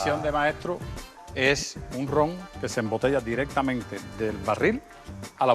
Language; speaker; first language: Spanish; native; Spanish